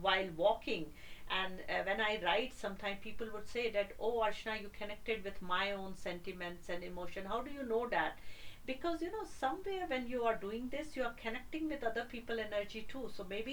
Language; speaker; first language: English; non-native, local second language; Hindi